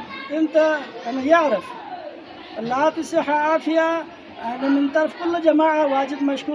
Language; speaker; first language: Arabic; non-native, learner; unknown